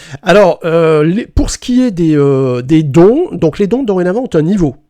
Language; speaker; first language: French; native; French